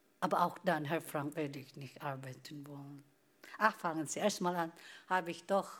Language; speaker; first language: German; non-native, fluent; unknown